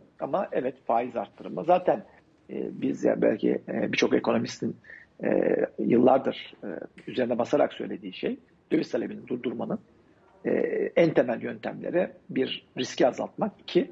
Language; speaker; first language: Turkish; native; Turkish